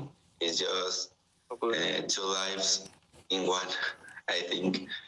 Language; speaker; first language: English; non-native, learner; Spanish